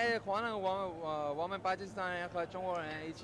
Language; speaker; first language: Chinese; non-native, learner; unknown